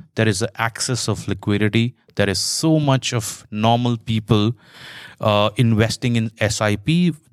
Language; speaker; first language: English; non-native, local second language; Hindi